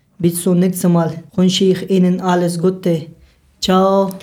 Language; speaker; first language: German; non-native, learner; Persian